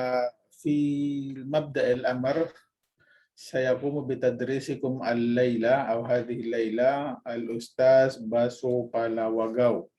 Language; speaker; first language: Arabic; non-native, fluent; Indonesian